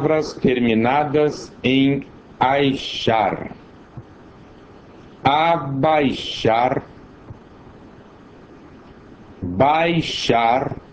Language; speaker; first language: Portuguese; native; Portuguese